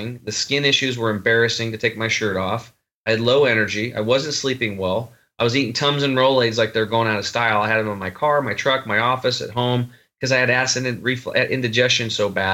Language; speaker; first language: English; native; English